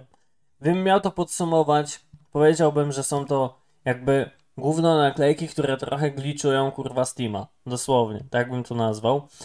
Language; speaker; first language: Polish; native; Polish